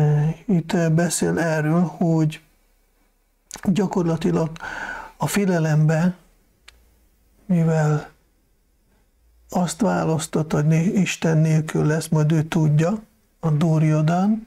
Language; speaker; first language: Hungarian; non-native, fluent; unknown